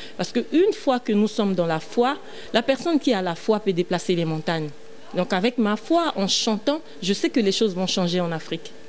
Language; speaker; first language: French; non-native, local second language; Lingala